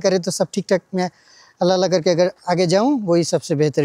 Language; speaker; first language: Hindi; non-native, learner; Bangla